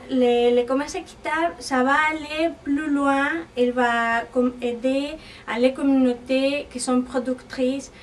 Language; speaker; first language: French; non-native, fluent; Spanish